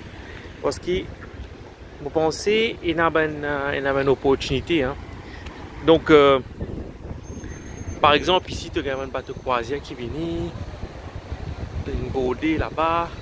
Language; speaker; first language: French; non-native, local second language; Morisyen